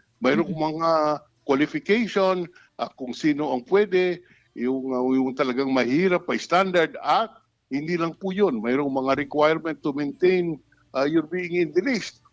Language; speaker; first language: Filipino; non-native, local second language; Hiligaynon